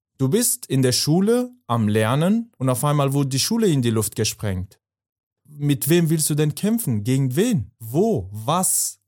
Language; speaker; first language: German; non-native, fluent; Persian